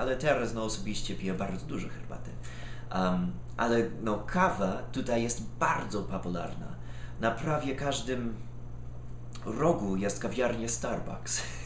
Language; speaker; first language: Polish; non-native, fluent; English